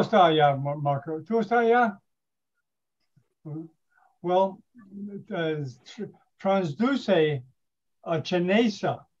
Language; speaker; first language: Spanish; non-native, learner; English